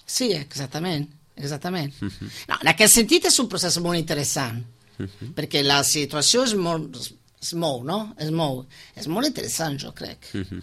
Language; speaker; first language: Catalan; non-native, fluent; Italian